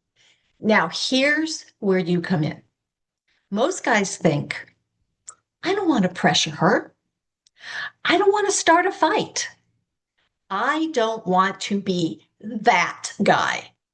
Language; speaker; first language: English; native; English